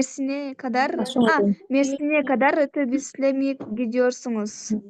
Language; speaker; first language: Turkish; non-native, learner; Kyrgyz